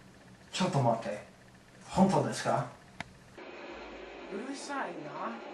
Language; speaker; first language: Japanese; non-native, learner; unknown